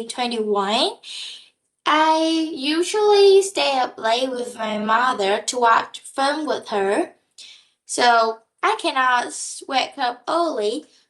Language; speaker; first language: English; non-native, learner; Vietnamese